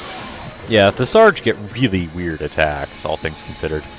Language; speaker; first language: English; native; English